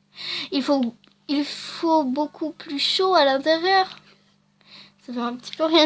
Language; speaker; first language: French; native; French